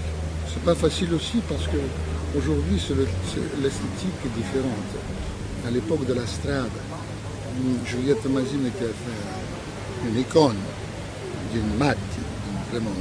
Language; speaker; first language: French; non-native, fluent; Russian